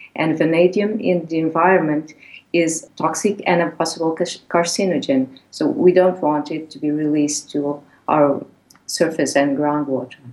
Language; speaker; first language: English; non-native, fluent; Portuguese